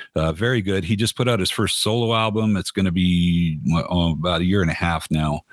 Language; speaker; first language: English; native; English